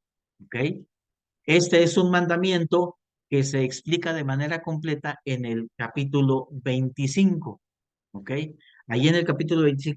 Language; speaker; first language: Spanish; native; Spanish